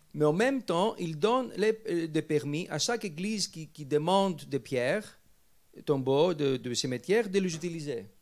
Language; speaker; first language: French; non-native, fluent; Greek